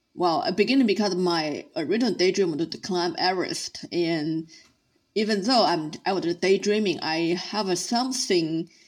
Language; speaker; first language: English; non-native, fluent; Chinese